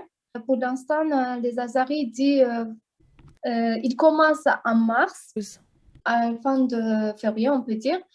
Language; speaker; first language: French; non-native, learner; Azerbaijani